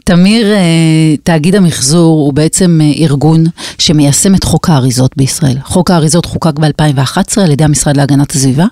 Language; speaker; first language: Hebrew; native; Hebrew